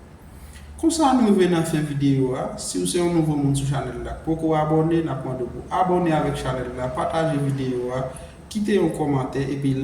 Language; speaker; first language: French; non-native, learner; Haitian Creole